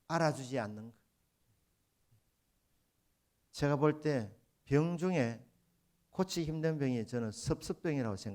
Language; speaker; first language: Korean; native; Korean